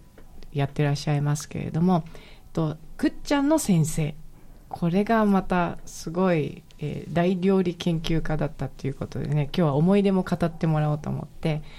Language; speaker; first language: Japanese; native; Japanese